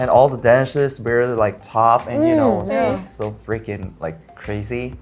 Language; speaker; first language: English; non-native, learner; Korean